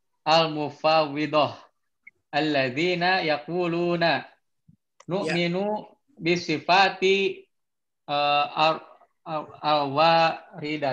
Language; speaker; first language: Arabic; non-native, learner; Indonesian